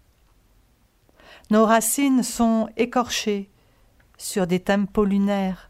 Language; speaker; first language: French; early bilingual, other home language; Italian